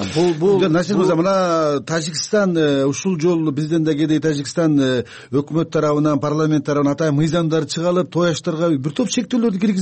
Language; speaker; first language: Kyrgyz; native; Kyrgyz